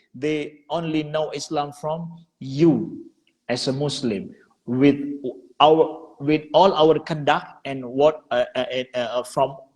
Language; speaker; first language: English; non-native, learner; Indonesian